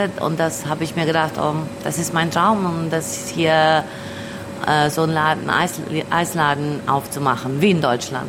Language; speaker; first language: German; early bilingual, other home language; Albanian